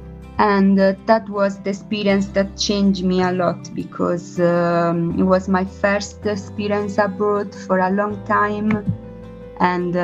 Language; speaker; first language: English; non-native, learner; Italian